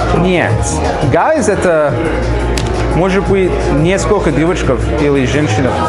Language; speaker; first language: Russian; non-native, learner; English